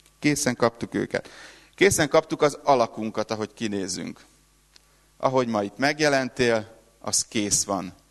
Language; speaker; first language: Hungarian; native; Hungarian